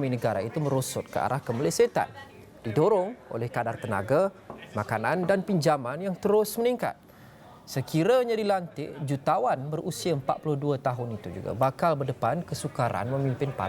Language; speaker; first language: Malay; native; Malay